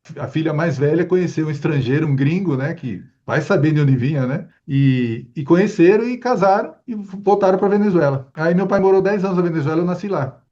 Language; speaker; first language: Portuguese; early bilingual, other home language; Spanish